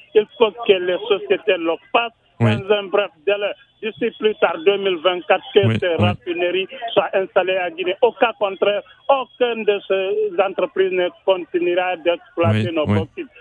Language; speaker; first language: French; non-native, local second language; Susu